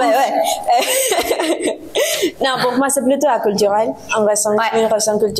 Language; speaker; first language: French; non-native, learner; Spanish